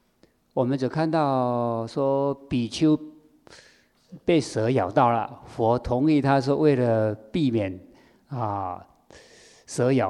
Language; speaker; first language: Chinese; native; Chinese